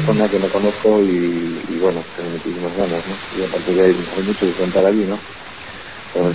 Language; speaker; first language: Spanish; native; Spanish